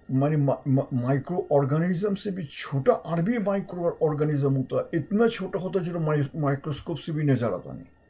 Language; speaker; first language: Hindi; native; Hindi